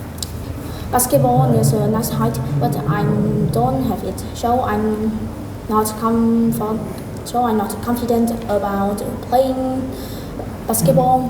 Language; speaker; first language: English; non-native, learner; Vietnamese